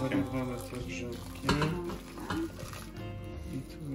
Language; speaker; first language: Polish; non-native, fluent; Persian